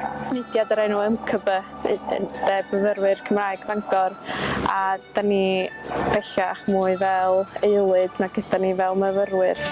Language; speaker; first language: Welsh; native; Welsh